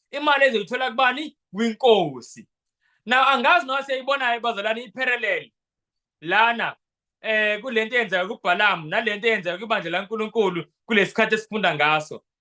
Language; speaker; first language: Zulu; non-native, local second language; Xhosa